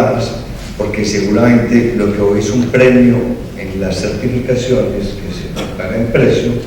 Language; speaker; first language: Spanish; native; Spanish